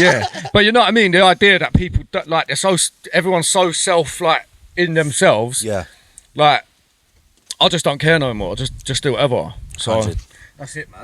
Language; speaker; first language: English; native; English